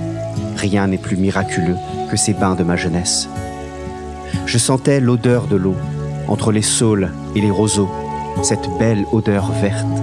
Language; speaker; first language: French; native; French